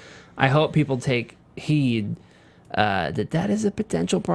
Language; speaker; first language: English; native; English